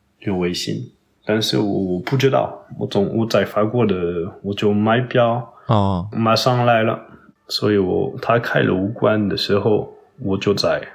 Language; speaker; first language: Chinese; non-native, fluent; French